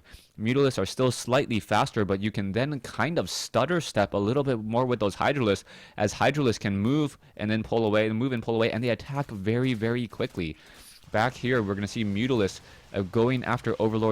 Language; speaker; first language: English; native; English